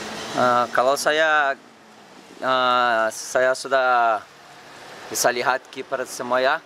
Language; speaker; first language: Indonesian; non-native, learner; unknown